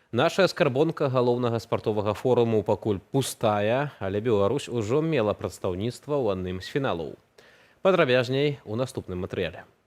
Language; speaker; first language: Belarusian; native; Belarusian